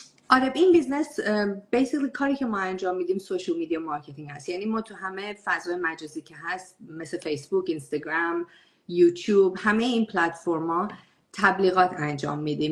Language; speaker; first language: Persian; early bilingual, heritage; Persian